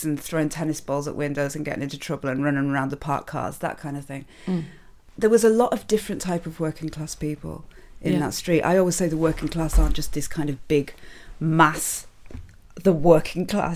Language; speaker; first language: English; native; English